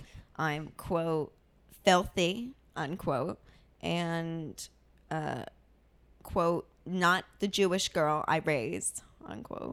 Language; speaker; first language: English; native; English